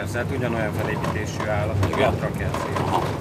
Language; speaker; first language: Hungarian; native; Hungarian